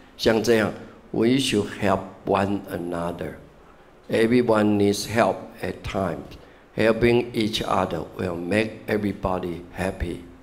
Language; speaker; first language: English; non-native, fluent; Chinese